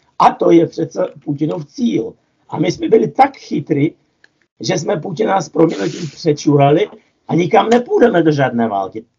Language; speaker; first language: Czech; non-native, fluent; Russian